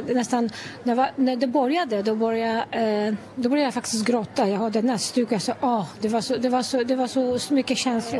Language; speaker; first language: Swedish; non-native, fluent; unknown